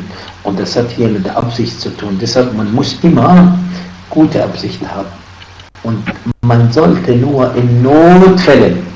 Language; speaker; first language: German; non-native, fluent; Arabic